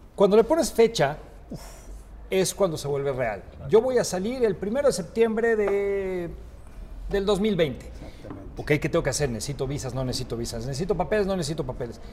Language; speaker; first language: Spanish; native; Spanish